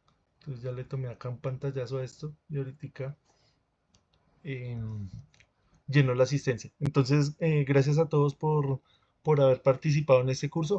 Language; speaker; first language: Spanish; native; Spanish